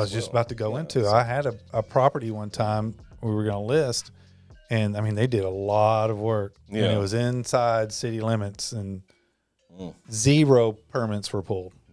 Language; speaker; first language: English; native; English